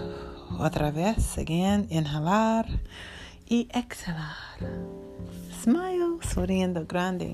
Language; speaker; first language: Spanish; non-native, learner; English